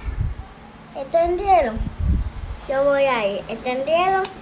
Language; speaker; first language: Spanish; non-native, learner; Haitian Creole